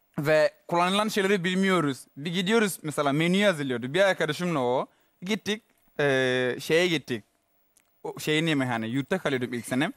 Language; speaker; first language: Turkish; non-native, fluent; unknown